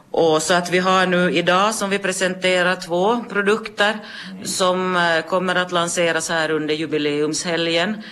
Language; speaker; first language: Swedish; native; Swedish